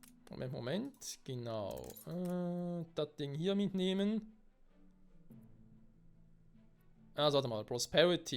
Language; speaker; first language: German; native; German